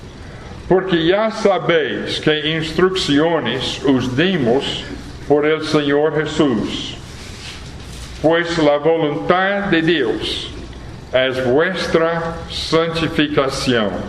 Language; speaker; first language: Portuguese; non-native, fluent; English